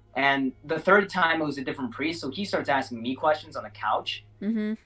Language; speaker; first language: English; native; English